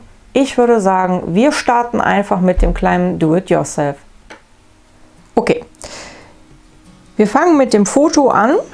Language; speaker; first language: German; native; German